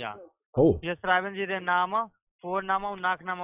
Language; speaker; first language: German; non-native, learner; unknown